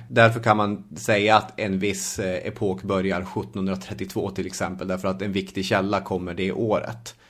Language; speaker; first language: Swedish; native; Swedish